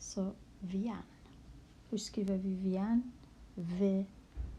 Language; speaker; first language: Swedish; non-native, local second language; Kurdish